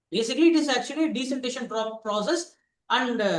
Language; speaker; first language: English; non-native, local second language; Tamil